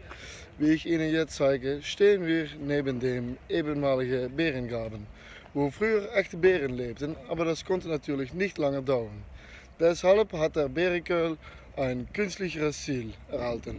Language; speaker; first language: German; non-native, learner; Dutch